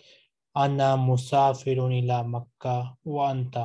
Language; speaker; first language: Arabic; non-native, fluent; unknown